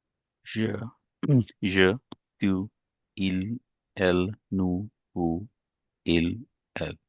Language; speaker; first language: French; non-native, learner; Hindi